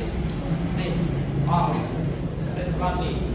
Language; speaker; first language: English; non-native, learner; Indonesian